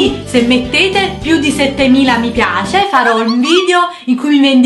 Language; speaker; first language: Italian; native; Italian